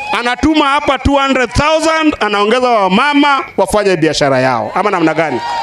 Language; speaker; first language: Swahili; non-native, local second language; Luo (Kenya and Tanzania)